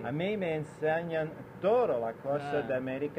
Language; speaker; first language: Spanish; non-native, learner; English